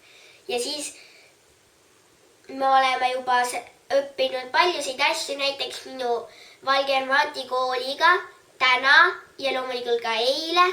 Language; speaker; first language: Estonian; early bilingual, heritage; Estonian